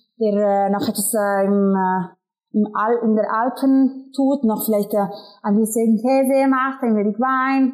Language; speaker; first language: German; non-native, local second language; Italian